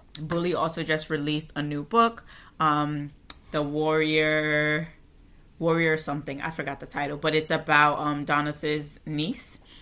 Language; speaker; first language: English; native; English